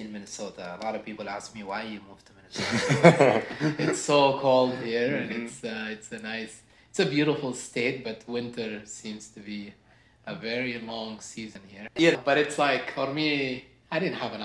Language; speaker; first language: English; non-native, fluent; Arabic